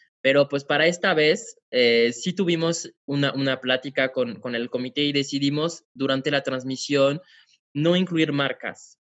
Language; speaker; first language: Spanish; non-native, fluent; French